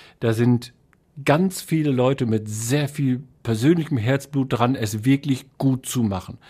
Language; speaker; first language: German; native; German